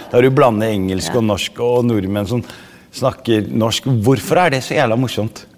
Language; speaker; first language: Norwegian; early bilingual, other home language; Arabic